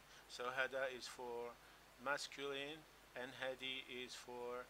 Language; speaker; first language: English; non-native, local second language; Arabic